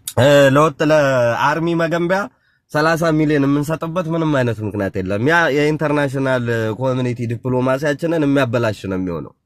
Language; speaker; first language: Amharic; non-native, local second language; Tigrinya